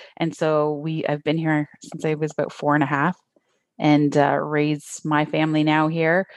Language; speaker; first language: English; native; English